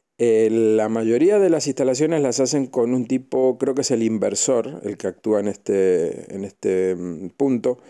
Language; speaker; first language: Spanish; native; Spanish